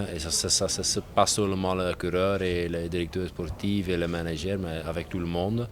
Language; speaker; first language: French; non-native, learner; Dutch